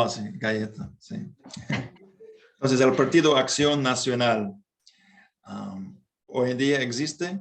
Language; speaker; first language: Spanish; non-native, learner; English